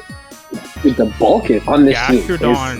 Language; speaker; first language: English; native; English